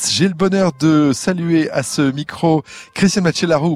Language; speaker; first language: French; native; French